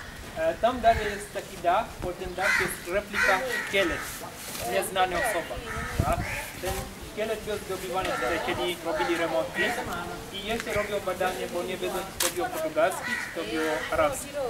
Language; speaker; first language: Polish; non-native, learner; Swahili